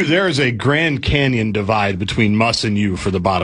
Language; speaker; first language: English; native; English